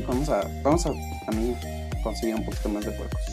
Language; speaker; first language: Spanish; native; Spanish